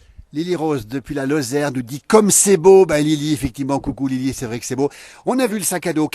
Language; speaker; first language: French; native; French